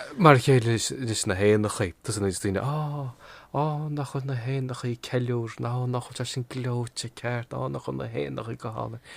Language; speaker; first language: Irish; non-native, local second language; English